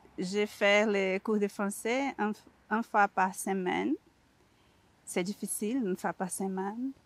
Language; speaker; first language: French; non-native, learner; Portuguese